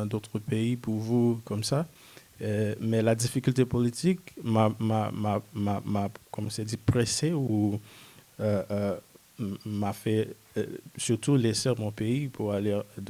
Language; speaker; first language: French; non-native, local second language; Haitian Creole